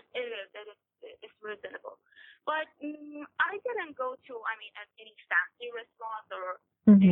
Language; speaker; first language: English; non-native, fluent; Persian